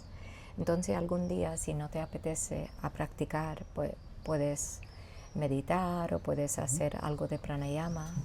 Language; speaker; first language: Spanish; non-native, fluent; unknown